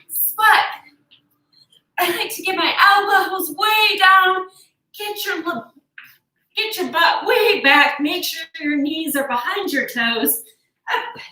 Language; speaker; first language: English; native; English